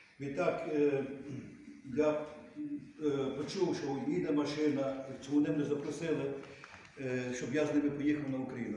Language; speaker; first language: Ukrainian; early bilingual, heritage; Ukrainian